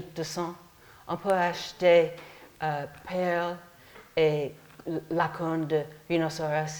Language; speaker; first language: French; non-native, learner; English